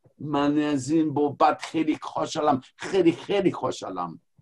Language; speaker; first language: Persian; non-native, learner; English